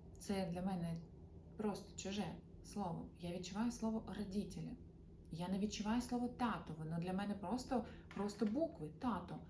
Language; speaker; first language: Ukrainian; non-native, local second language; Russian